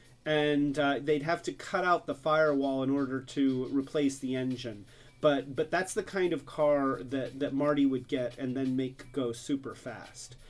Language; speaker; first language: English; native; English